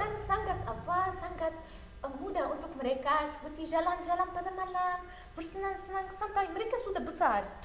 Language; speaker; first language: Indonesian; non-native, learner; Arabic